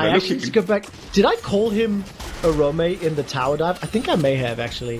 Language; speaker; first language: English; native; English